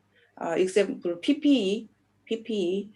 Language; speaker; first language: English; non-native, learner; Korean